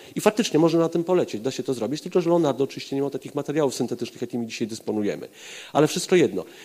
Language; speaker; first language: Polish; native; Polish